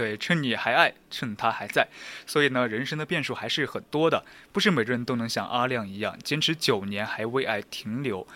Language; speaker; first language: Chinese; native; Chinese